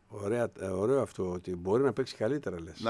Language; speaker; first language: Greek; native; Greek